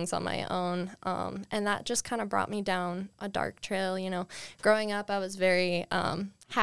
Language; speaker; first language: English; native; English